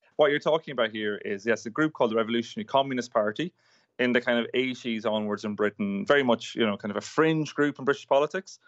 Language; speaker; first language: English; native; English